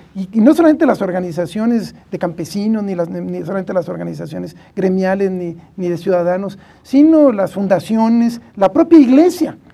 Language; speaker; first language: Spanish; native; Spanish